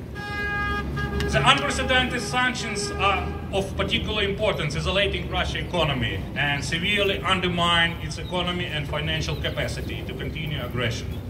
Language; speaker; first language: English; non-native, fluent; Ukrainian